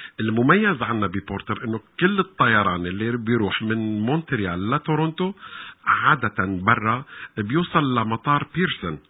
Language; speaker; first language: Arabic; native; Arabic